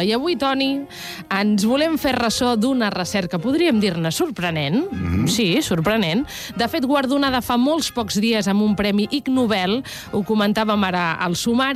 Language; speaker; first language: Catalan; native; Catalan